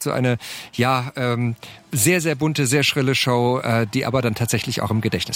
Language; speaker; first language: German; native; German